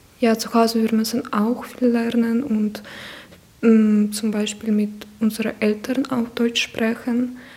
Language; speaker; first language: German; non-native, learner; Ukrainian